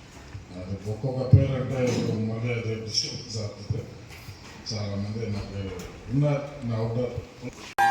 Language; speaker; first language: Telugu; non-native, learner; Tamil